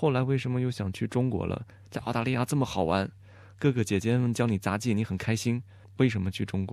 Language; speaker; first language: Chinese; native; Chinese